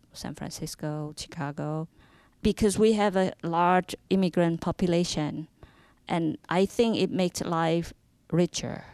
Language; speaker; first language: English; non-native, fluent; Indonesian